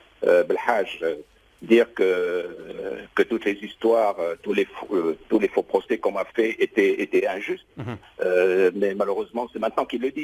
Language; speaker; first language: French; non-native, local second language; Arabic